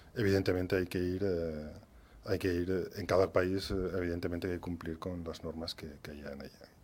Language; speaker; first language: Spanish; native; Spanish